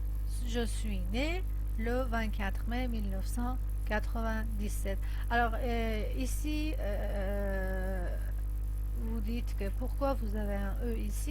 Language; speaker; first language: French; non-native, fluent; Persian